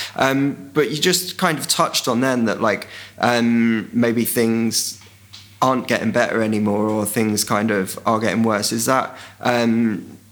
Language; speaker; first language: English; native; English